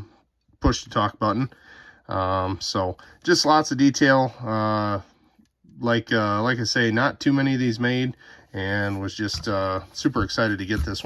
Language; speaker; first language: English; native; English